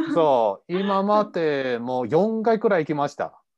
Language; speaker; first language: Japanese; non-native, learner; Chinese